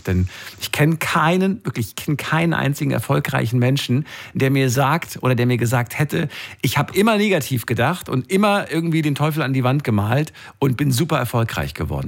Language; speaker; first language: German; native; German